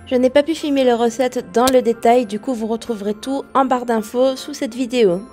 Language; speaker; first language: French; native; French